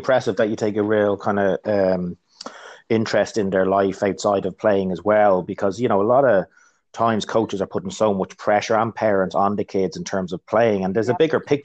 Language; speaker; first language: English; native; English